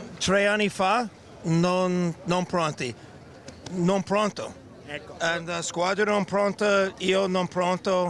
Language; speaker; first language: Italian; non-native, learner; English